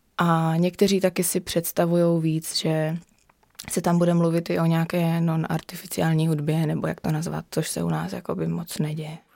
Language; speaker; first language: Czech; native; Czech